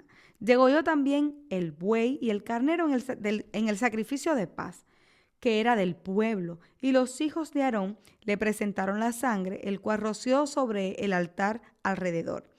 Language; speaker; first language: Spanish; native; Spanish